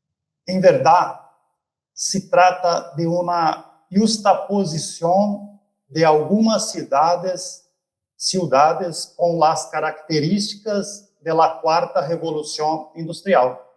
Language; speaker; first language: Spanish; non-native, fluent; Portuguese